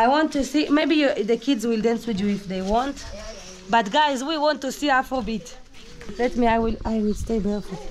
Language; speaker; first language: English; non-native, learner; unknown